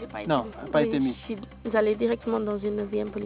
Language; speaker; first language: French; non-native, local second language; Portuguese